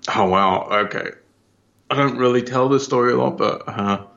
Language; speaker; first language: English; native; English